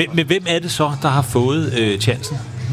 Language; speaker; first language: Danish; native; Danish